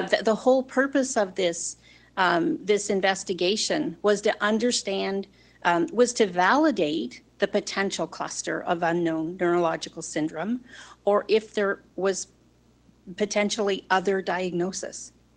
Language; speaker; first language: English; native; English